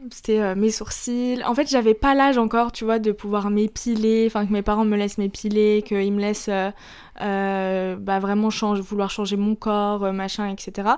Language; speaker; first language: French; early bilingual, other home language; Arabic